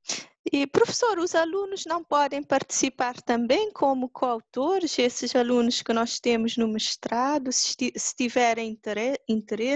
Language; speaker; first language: Portuguese; non-native, local second language; Kabuverdianu